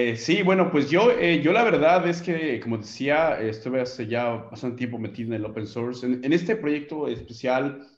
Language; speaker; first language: Spanish; native; Spanish